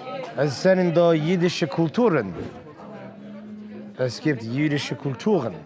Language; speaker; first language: German; non-native, fluent; English